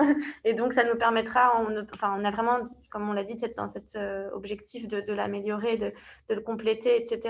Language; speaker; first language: French; native; French